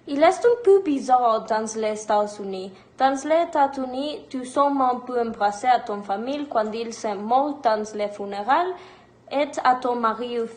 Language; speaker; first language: French; non-native, learner; English